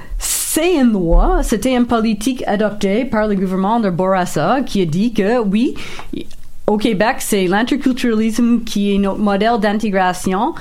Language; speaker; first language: French; non-native, local second language; English